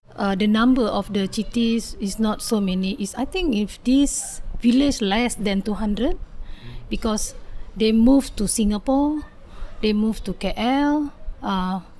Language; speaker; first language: English; non-native, learner; Indonesian